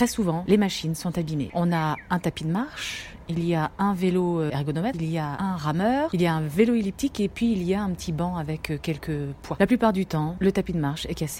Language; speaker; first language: French; native; French